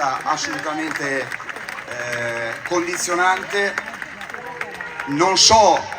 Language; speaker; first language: Italian; native; Italian